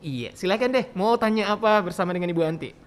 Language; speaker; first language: Indonesian; native; Indonesian